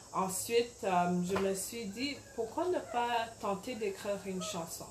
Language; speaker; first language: French; early bilingual, other home language; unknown